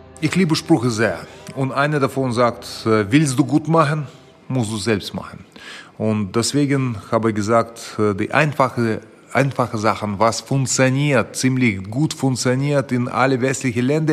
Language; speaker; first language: German; non-native, fluent; Russian